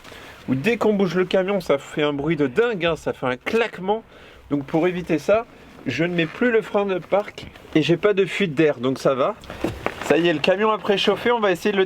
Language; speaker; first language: French; native; French